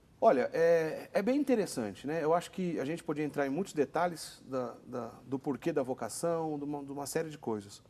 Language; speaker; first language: Portuguese; native; Portuguese